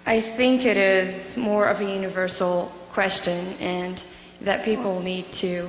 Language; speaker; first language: English; non-native, fluent; Arabic